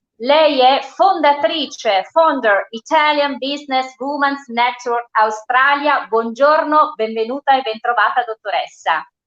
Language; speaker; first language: Italian; native; Italian